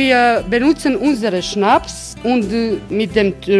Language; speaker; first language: German; non-native, local second language; Croatian